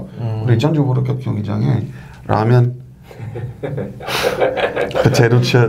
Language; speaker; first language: Korean; non-native, learner; English